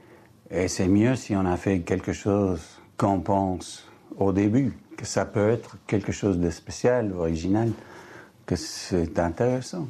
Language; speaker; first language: French; non-native, fluent; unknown